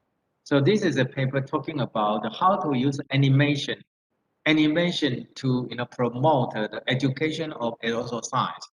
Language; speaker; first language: English; non-native, fluent; Thai